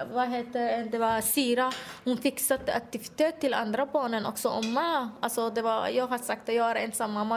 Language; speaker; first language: Swedish; non-native, learner; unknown